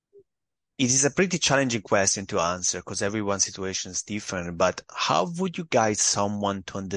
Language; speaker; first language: English; non-native, fluent; Italian